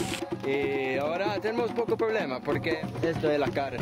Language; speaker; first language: Spanish; non-native, learner; English